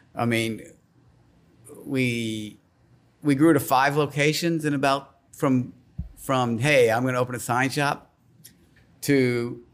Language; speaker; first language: English; native; English